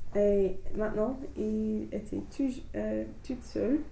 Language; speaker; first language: French; non-native, learner; English